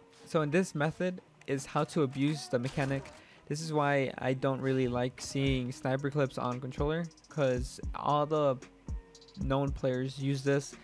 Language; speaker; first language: English; early bilingual, other home language; Spanish